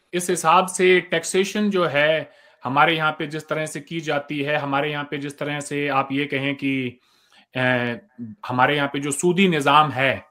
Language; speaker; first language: Hindi; native; Hindi